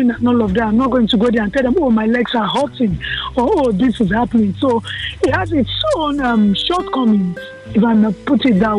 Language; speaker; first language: English; non-native, local second language; Yoruba